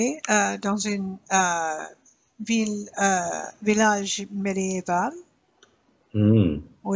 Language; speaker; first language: French; non-native, learner; English